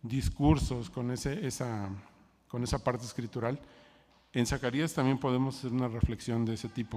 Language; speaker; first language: Spanish; native; Spanish